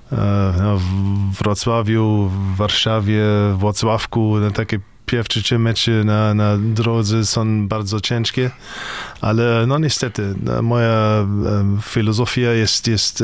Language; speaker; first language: Polish; non-native, learner; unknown